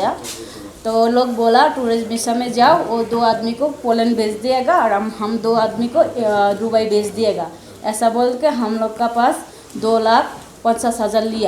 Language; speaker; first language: Hindi; non-native, learner; Bangla